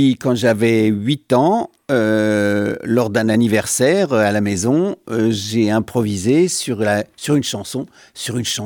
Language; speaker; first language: French; native; French